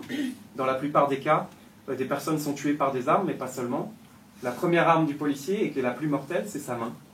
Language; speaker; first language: French; native; French